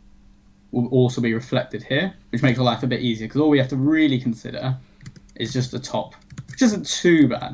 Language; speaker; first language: English; native; English